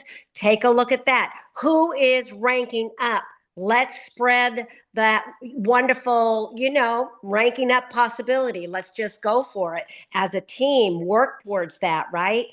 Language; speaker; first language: English; native; English